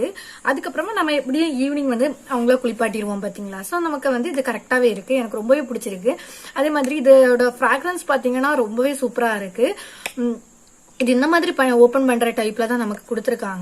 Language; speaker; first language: Tamil; native; Tamil